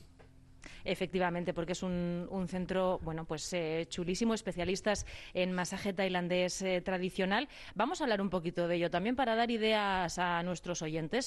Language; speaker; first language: Spanish; native; Spanish